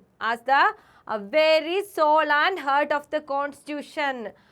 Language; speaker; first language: English; non-native, local second language; Malayalam